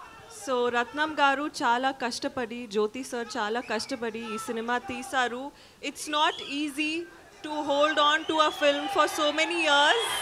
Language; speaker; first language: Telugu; non-native, learner; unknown